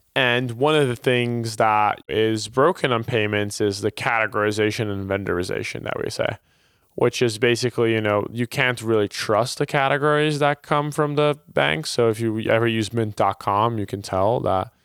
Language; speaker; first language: English; non-native, fluent; Portuguese